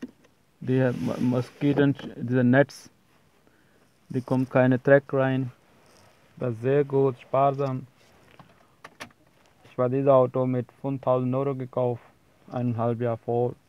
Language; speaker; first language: German; non-native, learner; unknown